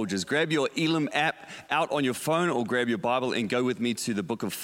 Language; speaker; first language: English; native; English